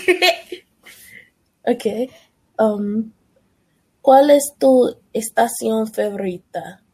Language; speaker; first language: Spanish; non-native, learner; English